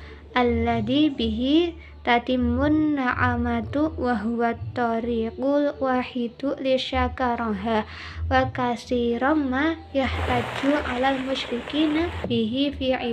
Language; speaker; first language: Arabic; non-native, learner; Indonesian